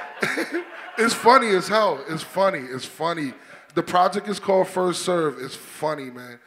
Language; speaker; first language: English; native; English